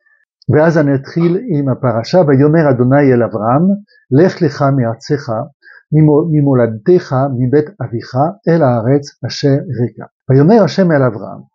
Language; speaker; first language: Hebrew; non-native, fluent; French